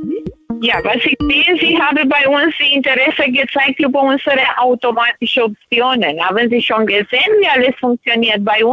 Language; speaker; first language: German; non-native, learner; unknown